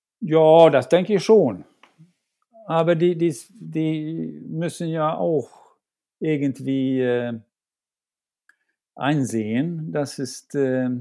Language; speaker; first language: German; non-native, fluent; Swedish